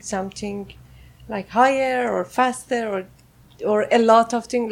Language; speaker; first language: English; non-native, fluent; Persian